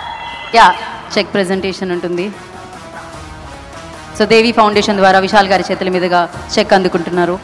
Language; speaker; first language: Telugu; native; Telugu